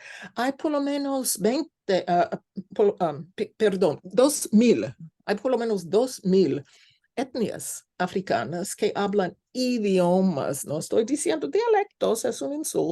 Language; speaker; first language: Spanish; non-native, fluent; English